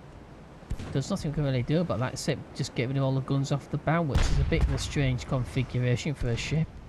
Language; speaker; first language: English; native; English